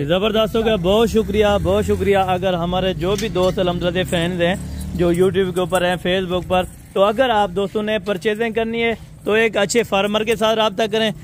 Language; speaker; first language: Urdu; non-native, local second language; Saraiki